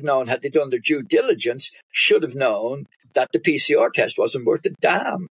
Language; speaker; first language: English; native; English